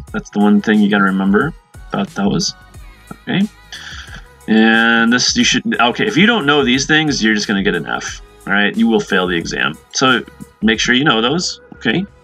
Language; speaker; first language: English; native; English